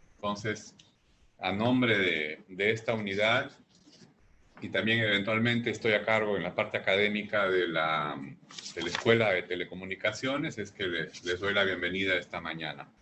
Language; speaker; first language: Spanish; native; Spanish